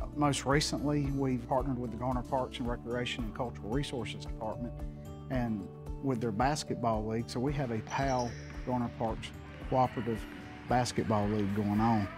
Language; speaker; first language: English; native; English